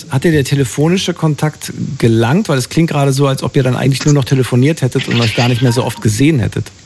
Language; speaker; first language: German; native; German